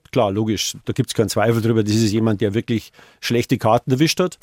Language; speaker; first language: German; native; German